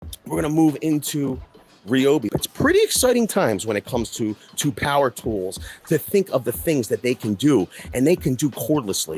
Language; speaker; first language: English; native; English